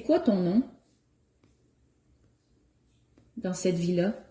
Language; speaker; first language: French; native; French